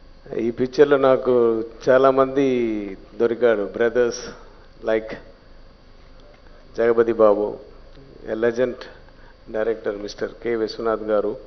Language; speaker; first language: Telugu; non-native, learner; Tamil